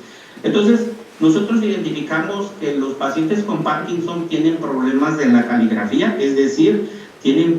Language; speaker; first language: Spanish; native; Spanish